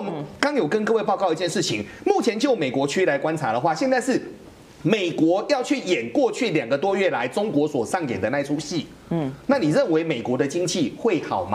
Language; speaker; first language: Chinese; native; Chinese